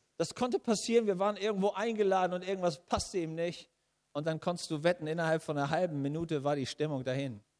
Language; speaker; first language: German; native; German